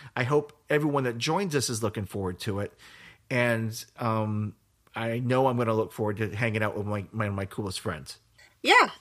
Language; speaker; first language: English; native; English